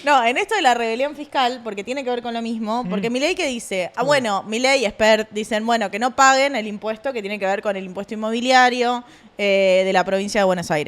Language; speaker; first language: Spanish; native; Spanish